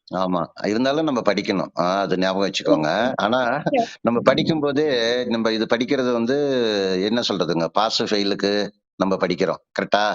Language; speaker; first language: Tamil; native; Tamil